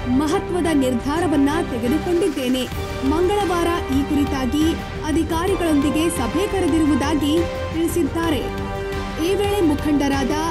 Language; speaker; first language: Kannada; native; Kannada